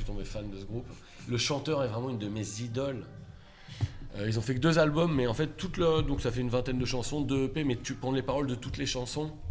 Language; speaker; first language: French; native; French